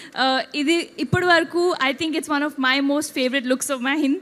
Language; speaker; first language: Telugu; non-native, fluent; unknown